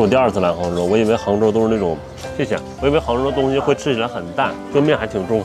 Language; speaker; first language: Chinese; native; Chinese